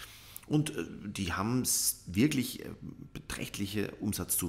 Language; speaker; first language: German; native; German